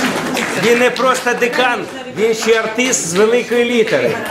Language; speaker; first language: Ukrainian; native; Ukrainian